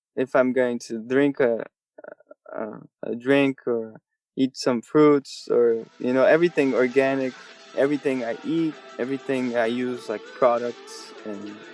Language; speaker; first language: English; non-native, fluent; Portuguese